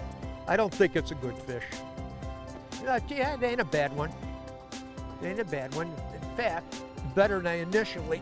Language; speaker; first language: English; native; English